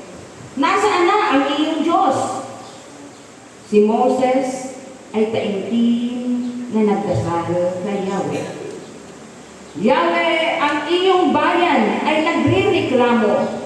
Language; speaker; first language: Filipino; native; Filipino